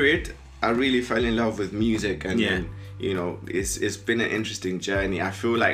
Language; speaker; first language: English; non-native, local second language; Shona